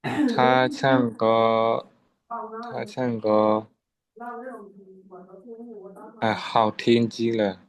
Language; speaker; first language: Chinese; non-native, learner; Burmese